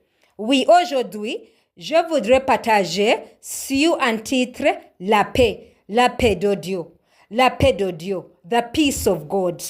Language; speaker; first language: French; non-native, learner; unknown